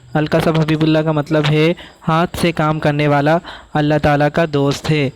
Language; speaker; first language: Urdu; non-native, local second language; Sindhi